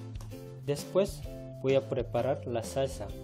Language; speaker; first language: Spanish; non-native, fluent; Korean